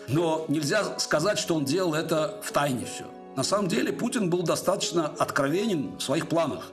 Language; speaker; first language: Russian; native; Russian